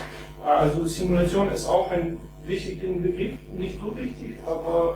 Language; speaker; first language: German; non-native, fluent; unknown